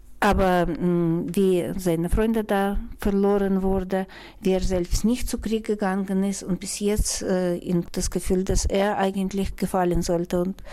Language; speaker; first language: German; non-native, fluent; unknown